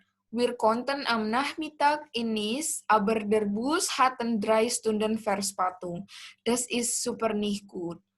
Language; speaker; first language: German; non-native, learner; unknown